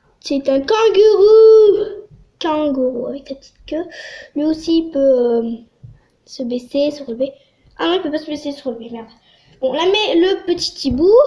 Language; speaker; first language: French; native; French